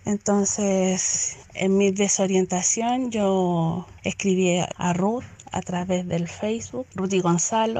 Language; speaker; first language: Spanish; native; Spanish